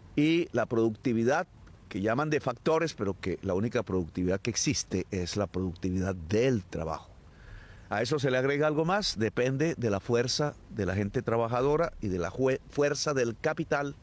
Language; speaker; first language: Spanish; native; Spanish